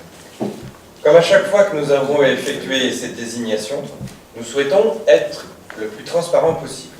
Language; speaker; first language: French; native; French